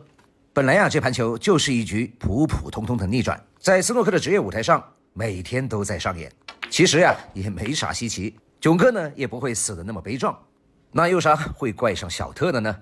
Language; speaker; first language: Chinese; native; Chinese